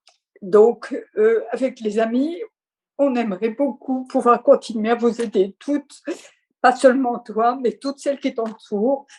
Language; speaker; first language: French; non-native, fluent; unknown